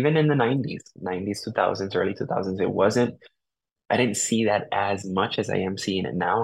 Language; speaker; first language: English; early bilingual, other home language; Spanish